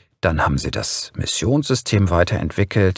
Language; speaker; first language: German; native; German